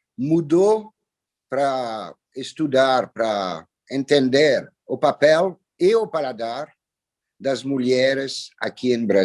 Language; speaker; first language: Portuguese; non-native, fluent; French